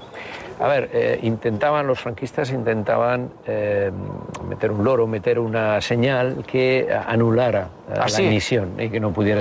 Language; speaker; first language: Spanish; native; Spanish